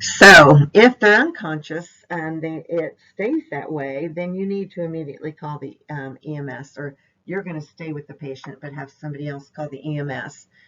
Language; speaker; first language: English; native; English